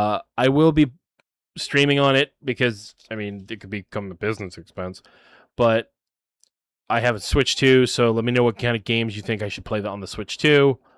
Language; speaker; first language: English; native; English